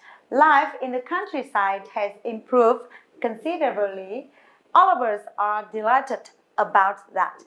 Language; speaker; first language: English; non-native, fluent; Vietnamese